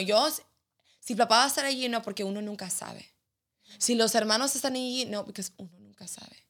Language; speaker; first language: Spanish; early bilingual, heritage; Spanish